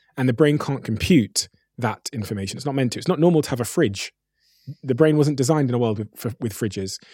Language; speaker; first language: English; native; English